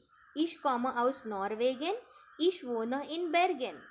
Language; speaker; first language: German; non-native, fluent; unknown